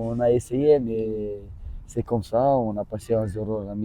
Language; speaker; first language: French; non-native, learner; Romanian